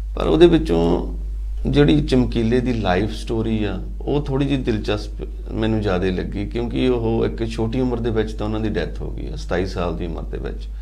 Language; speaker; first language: Punjabi; early bilingual, heritage; Punjabi